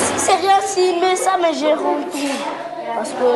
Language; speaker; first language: French; non-native, learner; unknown